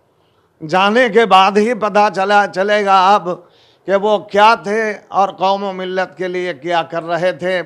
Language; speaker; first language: Urdu; native; Urdu